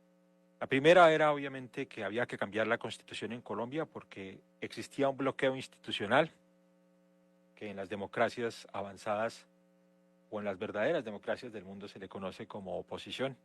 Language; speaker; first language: Spanish; native; Spanish